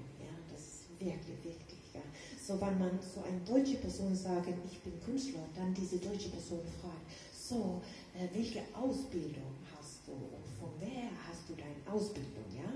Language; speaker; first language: German; non-native, learner; Danish